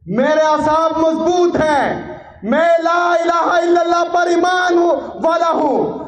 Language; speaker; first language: Urdu; non-native, local second language; Pashto